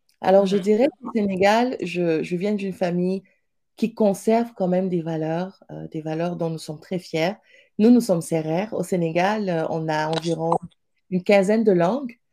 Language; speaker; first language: French; non-native, local second language; Wolof